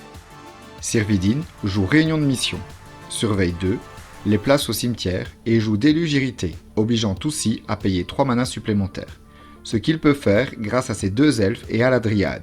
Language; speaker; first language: French; native; French